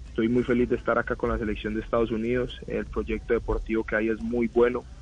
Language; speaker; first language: Spanish; native; Spanish